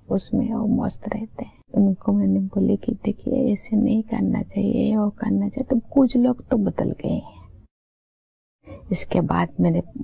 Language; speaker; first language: Hindi; non-native, local second language; Santali